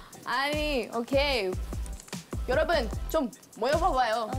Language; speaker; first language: Korean; non-native, fluent; Japanese